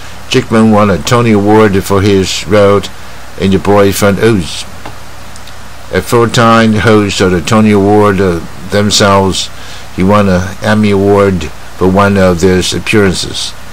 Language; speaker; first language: English; non-native, fluent; Chinese